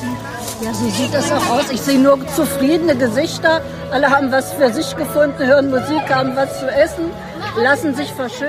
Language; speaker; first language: German; native; German